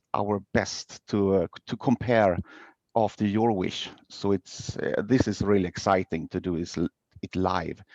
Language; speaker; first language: English; non-native, fluent; Swedish